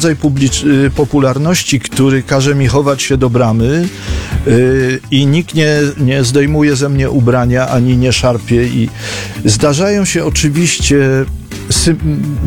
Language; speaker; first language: Polish; native; Polish